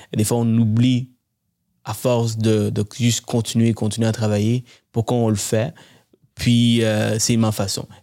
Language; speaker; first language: French; early bilingual, other home language; Tamil